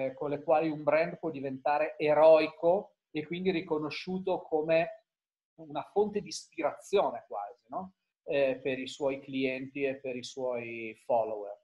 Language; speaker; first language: Italian; native; Italian